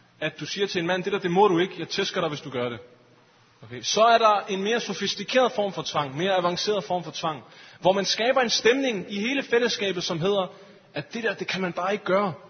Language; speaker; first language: Danish; early bilingual, other home language; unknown